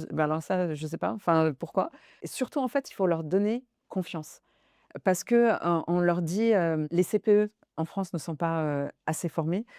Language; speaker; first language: French; early bilingual, other home language; Arabic